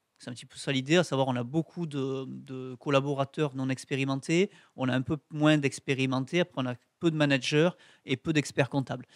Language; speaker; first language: French; native; French